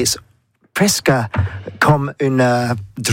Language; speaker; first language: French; non-native, learner; English